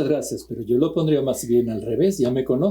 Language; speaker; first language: Spanish; native; Spanish